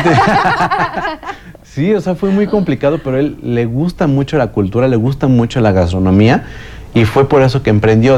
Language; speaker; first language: Spanish; native; Spanish